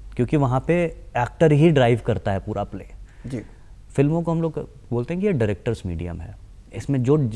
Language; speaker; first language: Hindi; native; Hindi